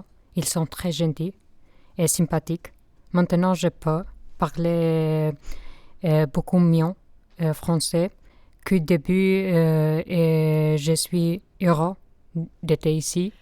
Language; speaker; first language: French; non-native, learner; Albanian